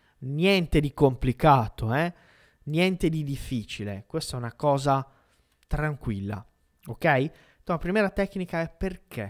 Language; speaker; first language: Italian; non-native, fluent; Portuguese